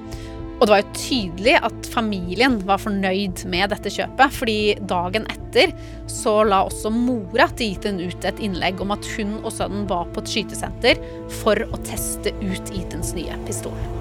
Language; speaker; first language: Norwegian; native; Norwegian